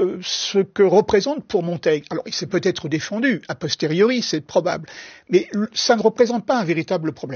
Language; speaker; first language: French; native; French